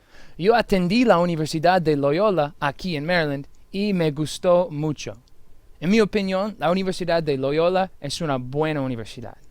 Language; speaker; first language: Spanish; non-native, fluent; English